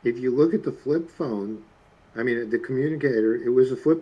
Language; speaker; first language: English; native; English